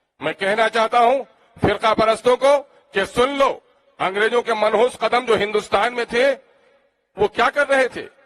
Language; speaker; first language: Urdu; native; Urdu